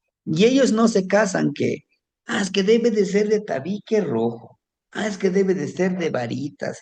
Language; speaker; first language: Spanish; native; Spanish